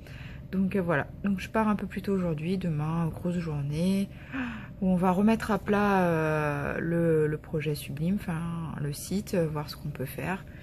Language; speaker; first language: French; native; French